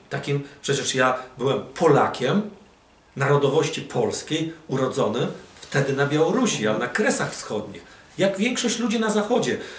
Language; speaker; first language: Polish; early bilingual, other home language; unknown